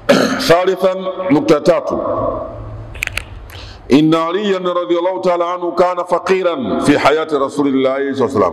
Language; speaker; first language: Arabic; non-native, fluent; Swahili